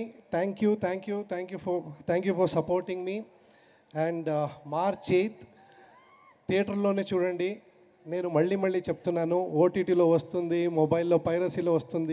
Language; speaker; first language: Telugu; non-native, fluent; Kannada